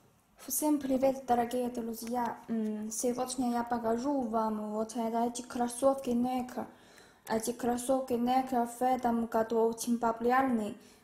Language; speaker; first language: Russian; non-native, learner; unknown